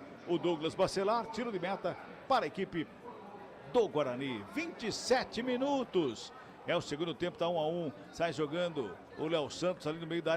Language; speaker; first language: Portuguese; native; Portuguese